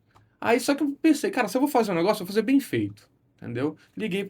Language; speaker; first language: Portuguese; native; Portuguese